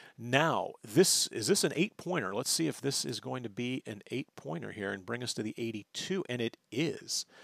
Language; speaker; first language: English; native; English